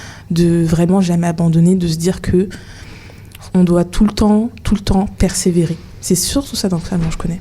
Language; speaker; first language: French; native; French